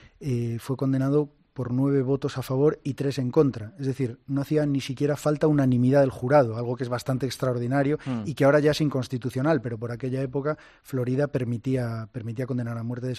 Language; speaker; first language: Spanish; native; Spanish